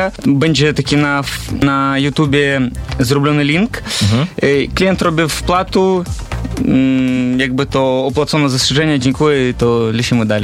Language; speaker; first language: Polish; non-native, learner; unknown